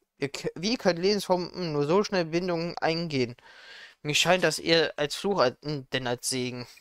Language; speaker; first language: German; native; German